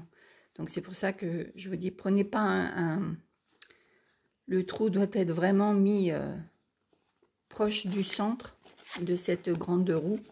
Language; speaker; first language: French; native; French